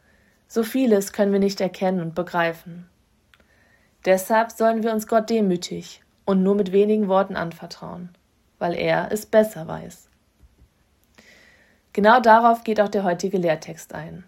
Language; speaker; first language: German; native; German